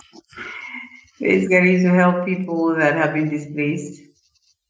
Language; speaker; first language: English; non-native, local second language; Yoruba